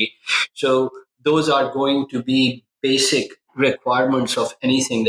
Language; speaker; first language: English; non-native, local second language; Urdu